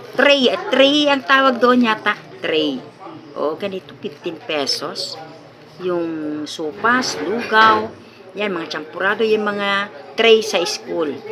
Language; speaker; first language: Filipino; non-native, local second language; Iloko